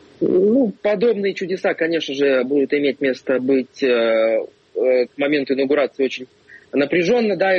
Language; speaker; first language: Russian; native; Russian